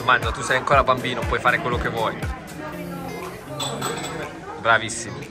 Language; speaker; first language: Italian; native; Italian